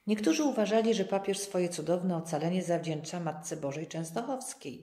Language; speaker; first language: Polish; native; Polish